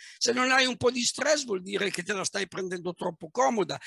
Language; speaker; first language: Italian; native; Italian